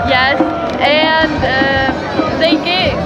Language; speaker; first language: English; non-native, learner; Albanian